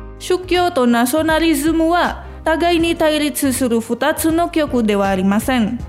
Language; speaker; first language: Japanese; non-native, fluent; Indonesian